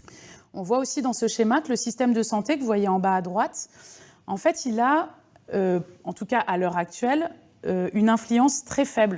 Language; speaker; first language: French; native; French